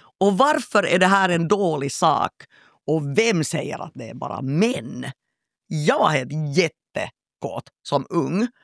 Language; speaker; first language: Swedish; native; Swedish